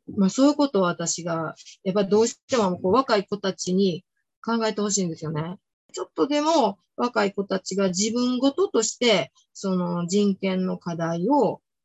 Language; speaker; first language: Japanese; native; Japanese